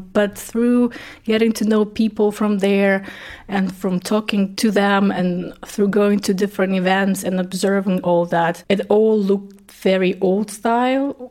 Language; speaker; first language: English; non-native, fluent; Russian